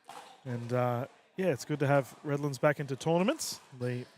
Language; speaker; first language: English; native; English